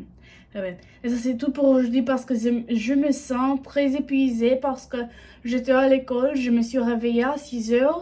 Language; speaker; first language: French; non-native, learner; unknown